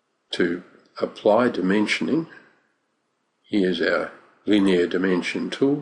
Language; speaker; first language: English; native; English